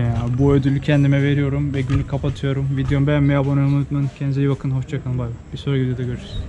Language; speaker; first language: Turkish; native; Turkish